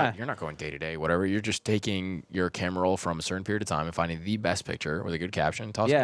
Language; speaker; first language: English; early bilingual, heritage; Persian